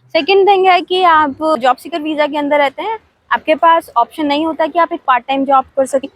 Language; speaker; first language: Hindi; native; Hindi